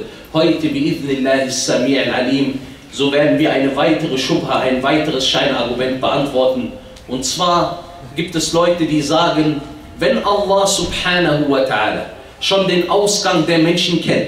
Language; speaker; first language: German; early bilingual, other home language; Arabic